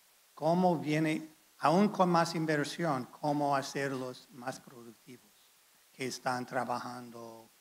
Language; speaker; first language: Spanish; non-native, fluent; English